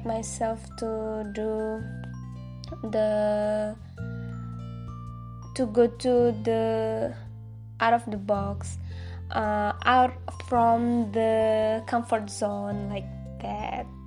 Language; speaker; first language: English; non-native, learner; Indonesian